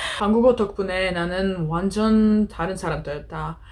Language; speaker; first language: Korean; non-native, learner; Greek